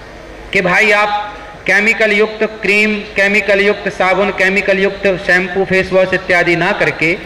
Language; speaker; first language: Hindi; native; Hindi